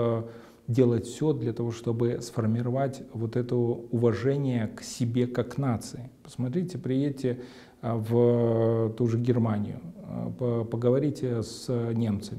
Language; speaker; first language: Russian; native; Russian